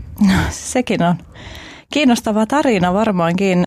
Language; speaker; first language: Finnish; early bilingual, other home language; Albanian